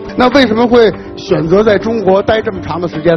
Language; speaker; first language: Chinese; native; Chinese